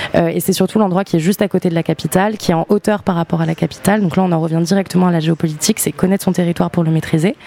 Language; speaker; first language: French; native; French